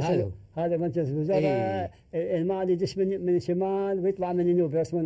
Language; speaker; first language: Arabic; native; Arabic